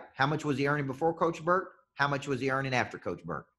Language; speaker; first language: English; native; English